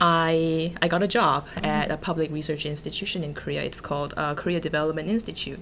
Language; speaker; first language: English; non-native, fluent; Korean